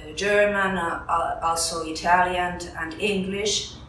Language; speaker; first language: English; non-native, fluent; Spanish